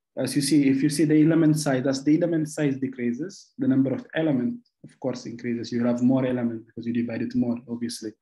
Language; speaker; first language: English; non-native, local second language; Amharic